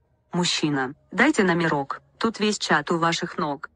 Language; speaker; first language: Russian; native; Russian